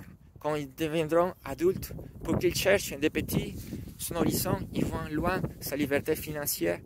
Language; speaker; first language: French; non-native, learner; Spanish